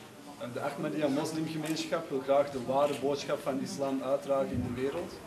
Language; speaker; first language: Dutch; early bilingual, other home language; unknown